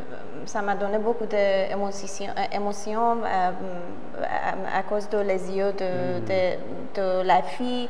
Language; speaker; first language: French; non-native, learner; Persian